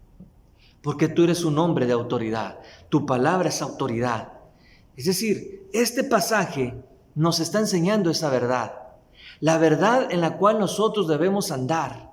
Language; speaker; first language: Spanish; native; Spanish